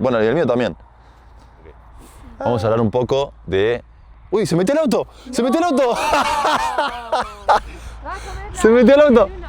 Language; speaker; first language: Spanish; native; Spanish